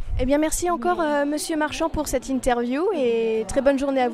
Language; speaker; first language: French; native; French